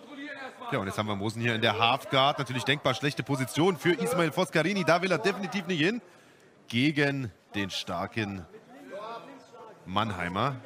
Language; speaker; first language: German; native; German